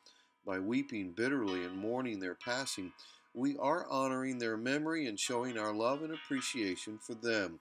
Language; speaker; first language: English; native; English